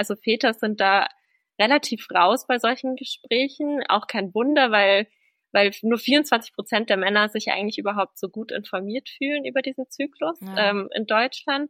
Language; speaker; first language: German; native; German